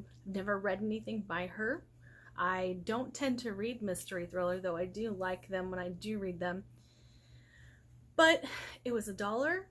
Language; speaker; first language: English; native; English